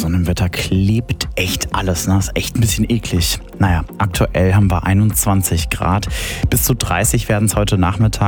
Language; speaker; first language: German; native; German